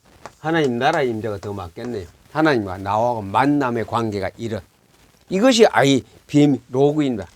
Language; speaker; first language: Korean; native; Korean